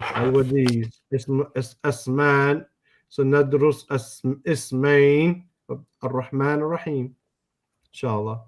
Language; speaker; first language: Arabic; non-native, fluent; English